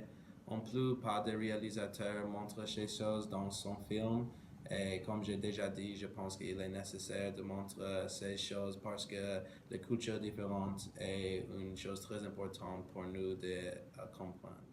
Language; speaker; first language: French; non-native, learner; English